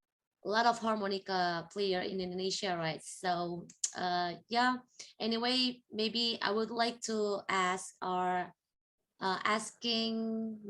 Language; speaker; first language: English; non-native, fluent; Indonesian